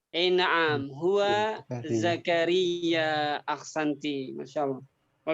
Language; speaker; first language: Arabic; non-native, fluent; Indonesian